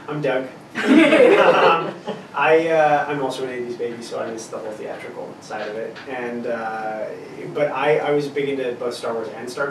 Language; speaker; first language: English; native; English